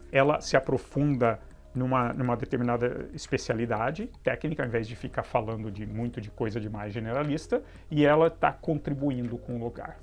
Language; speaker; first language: Portuguese; native; Portuguese